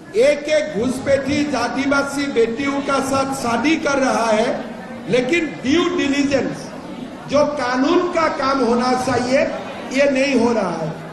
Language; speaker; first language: Hindi; non-native, local second language; Assamese